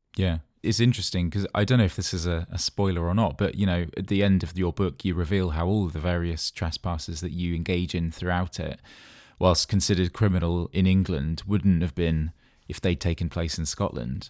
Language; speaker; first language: English; native; English